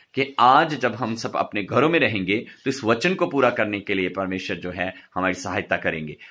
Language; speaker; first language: Hindi; non-native, local second language; Punjabi